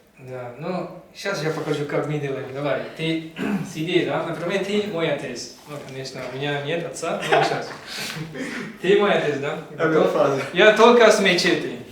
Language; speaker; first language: Russian; non-native, learner; Malay